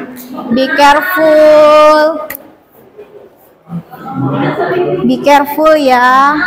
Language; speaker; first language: English; non-native, learner; Indonesian